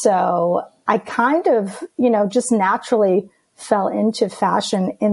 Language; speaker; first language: English; early bilingual, other home language; Greek